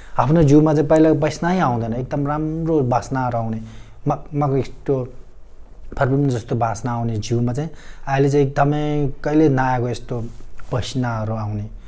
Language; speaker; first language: Nepali; non-native, local second language; Tibetan